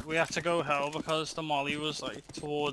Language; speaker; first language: English; native; English